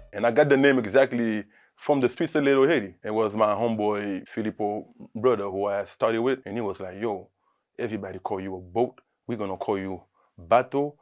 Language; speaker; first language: English; early bilingual, other home language; Haitian Creole